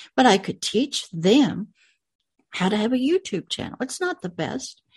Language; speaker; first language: English; native; English